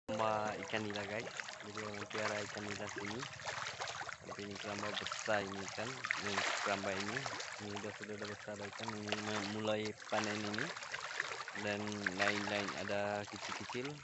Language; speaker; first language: Indonesian; non-native, fluent; Bangla